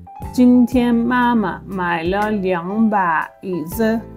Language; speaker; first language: Chinese; non-native, fluent; Persian